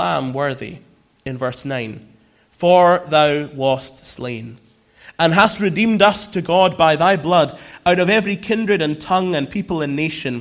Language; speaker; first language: English; native; English